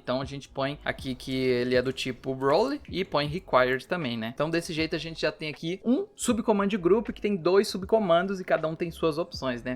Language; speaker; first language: Portuguese; native; Portuguese